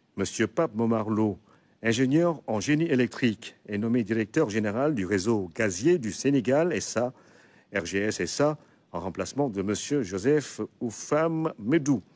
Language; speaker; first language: French; non-native, local second language; Wolof